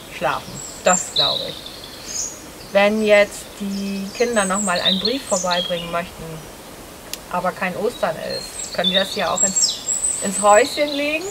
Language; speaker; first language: German; native; German